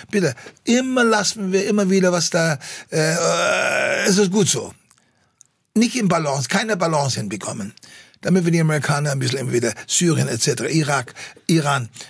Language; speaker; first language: German; non-native, fluent; English